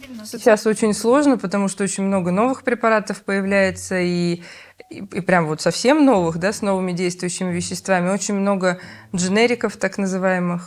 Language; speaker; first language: Russian; native; Russian